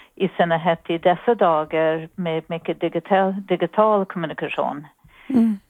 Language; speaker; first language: Swedish; non-native, fluent; English